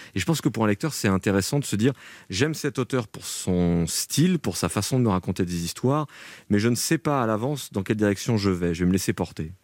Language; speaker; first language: French; native; French